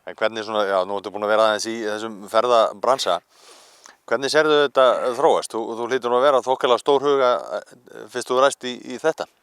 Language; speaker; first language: Icelandic; native; Icelandic